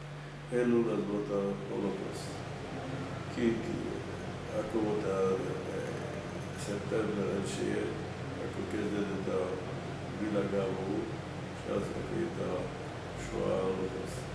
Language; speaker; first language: Hungarian; early bilingual, heritage; Hungarian